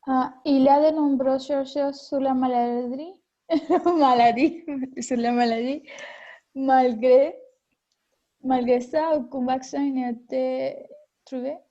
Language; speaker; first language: French; non-native, learner; Spanish